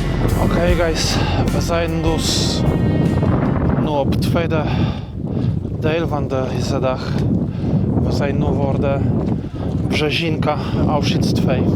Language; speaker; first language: Dutch; non-native, learner; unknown